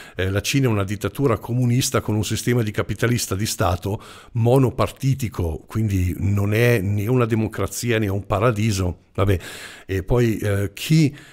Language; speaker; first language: Italian; non-native, fluent; German